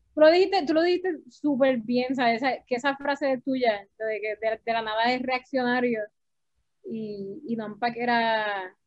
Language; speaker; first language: Spanish; native; Spanish